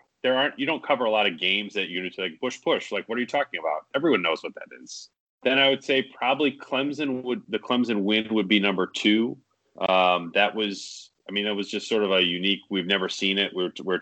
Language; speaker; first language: English; native; English